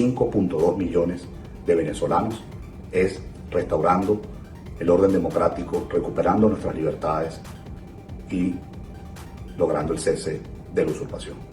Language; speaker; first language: Spanish; native; Spanish